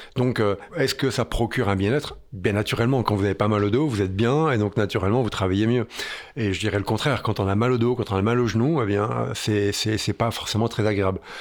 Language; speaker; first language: French; native; French